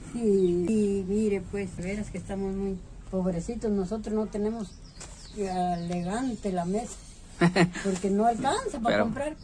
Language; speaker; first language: Spanish; native; Spanish